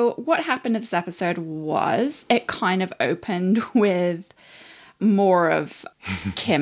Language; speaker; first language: English; native; English